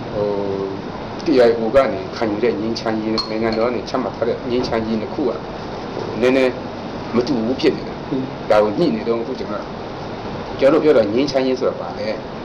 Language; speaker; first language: Burmese; non-native, local second language; Kachin